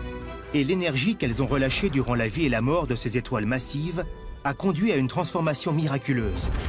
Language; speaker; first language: French; native; French